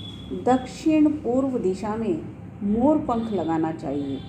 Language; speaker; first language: Hindi; native; Hindi